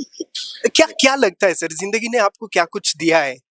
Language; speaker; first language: Hindi; non-native, local second language; Kannada